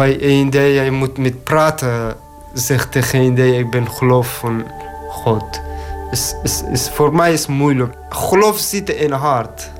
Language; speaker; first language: Dutch; non-native, learner; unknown